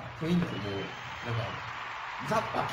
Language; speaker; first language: Japanese; non-native, fluent; Korean